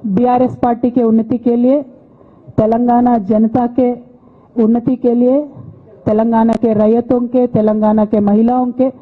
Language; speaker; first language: Hindi; non-native, local second language; Telugu